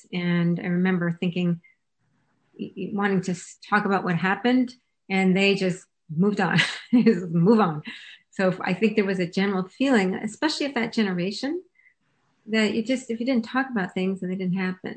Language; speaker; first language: English; native; English